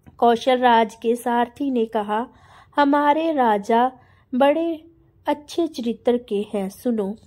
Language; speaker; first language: Hindi; non-native, local second language; Punjabi